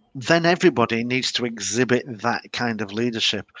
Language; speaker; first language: English; native; English